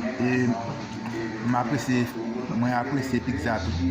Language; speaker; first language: French; non-native, learner; Haitian Creole